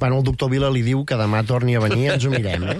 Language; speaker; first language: Catalan; native; Catalan